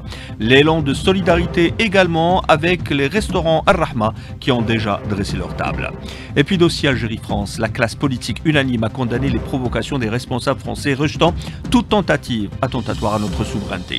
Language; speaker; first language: French; non-native, local second language; Arabic